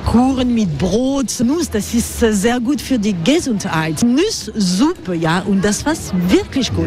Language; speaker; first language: German; non-native, fluent; French